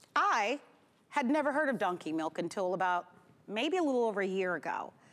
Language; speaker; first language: English; native; English